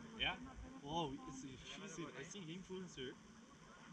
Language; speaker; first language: English; non-native, fluent; Slovenian